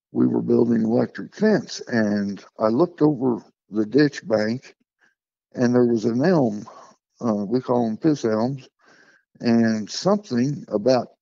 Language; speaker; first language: English; native; English